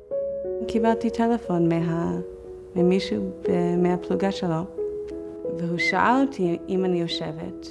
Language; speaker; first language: Hebrew; non-native, fluent; English